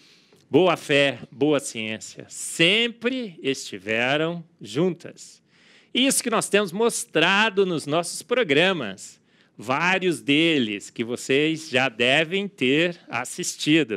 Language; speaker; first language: Portuguese; native; Portuguese